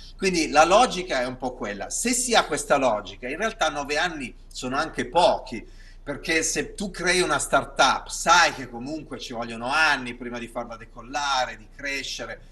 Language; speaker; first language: Italian; native; Italian